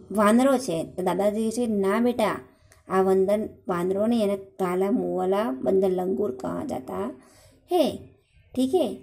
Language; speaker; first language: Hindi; non-native, local second language; Gujarati